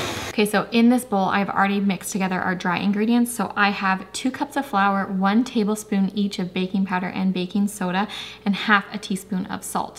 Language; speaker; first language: English; native; English